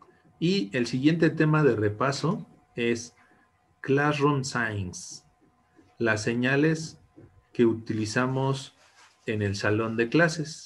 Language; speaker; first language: Spanish; native; Spanish